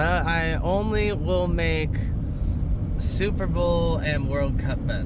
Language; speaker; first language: English; native; English